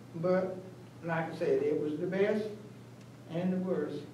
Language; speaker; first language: English; native; English